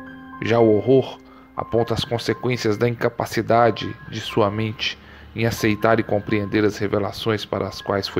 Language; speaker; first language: Portuguese; native; Portuguese